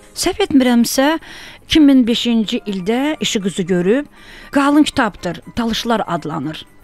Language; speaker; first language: Azerbaijani; non-native, local second language; Talysh